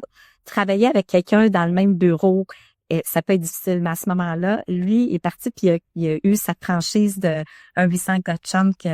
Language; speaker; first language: French; native; French